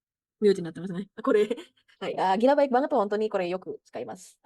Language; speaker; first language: Japanese; non-native, fluent; Indonesian